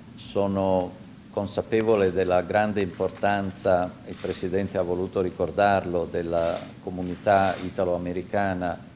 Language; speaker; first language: Italian; native; Italian